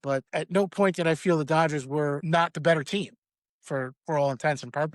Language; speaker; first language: English; native; English